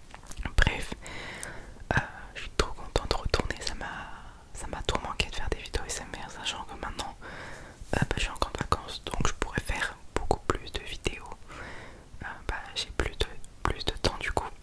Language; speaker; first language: French; native; French